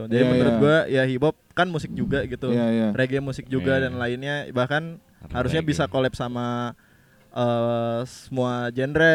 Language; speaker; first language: Indonesian; native; Indonesian